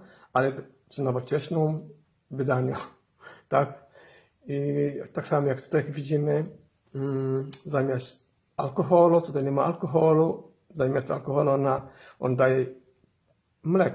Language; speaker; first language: Polish; non-native, fluent; Somali